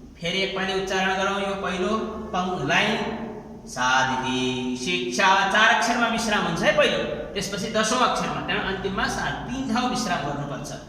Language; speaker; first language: Nepali; native; Nepali